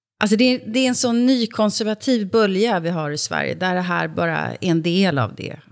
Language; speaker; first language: Swedish; native; Swedish